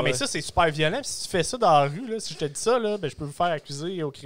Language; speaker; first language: French; native; French